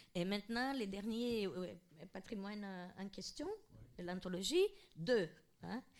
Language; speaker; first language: French; non-native, fluent; Portuguese